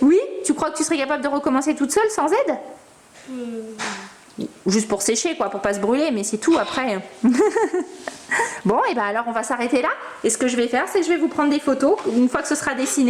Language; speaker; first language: French; native; French